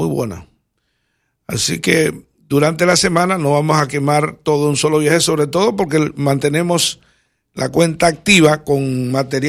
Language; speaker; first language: Spanish; native; Spanish